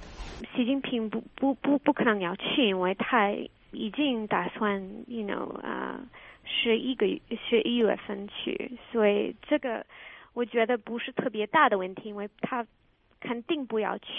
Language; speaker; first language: Chinese; non-native, fluent; English